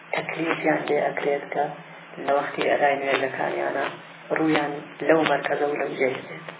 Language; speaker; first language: Central Kurdish; non-native, local second language; Gurani